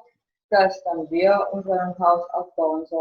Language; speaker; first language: German; non-native, learner; Indonesian